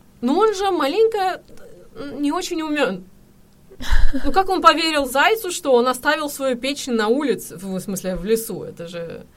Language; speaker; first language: Russian; native; Russian